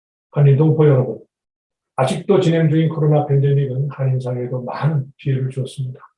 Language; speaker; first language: Korean; native; Korean